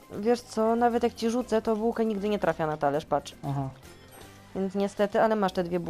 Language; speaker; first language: Polish; native; Polish